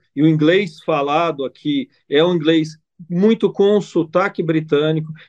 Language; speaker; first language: Portuguese; non-native, fluent; Italian